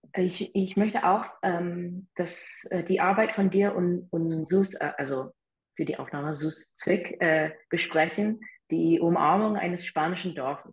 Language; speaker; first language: German; non-native, fluent; English